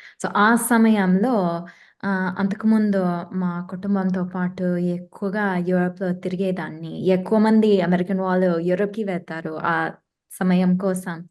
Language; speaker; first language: Telugu; non-native, fluent; English